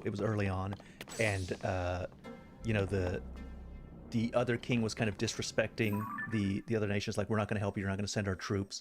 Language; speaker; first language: English; native; English